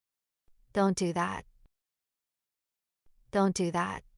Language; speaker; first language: English; non-native, fluent; Portuguese